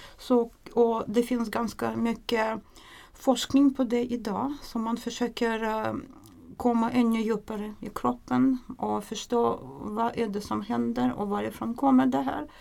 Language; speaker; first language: Swedish; non-native, fluent; Russian